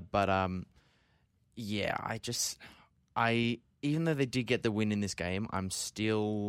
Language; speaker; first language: English; native; English